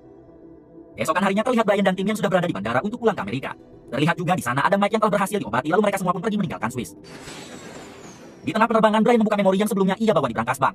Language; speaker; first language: Indonesian; native; Indonesian